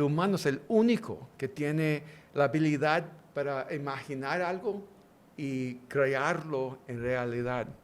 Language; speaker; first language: Spanish; early bilingual, heritage; English